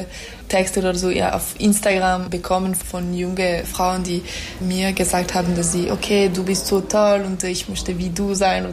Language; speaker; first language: German; non-native, fluent; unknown